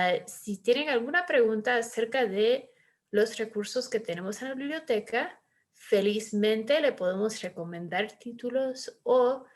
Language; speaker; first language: Spanish; early bilingual, heritage; Spanish